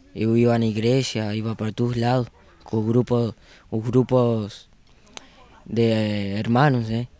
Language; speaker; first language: Portuguese; non-native, learner; Spanish